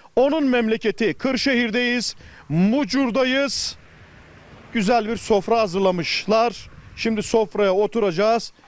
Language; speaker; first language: Turkish; native; Turkish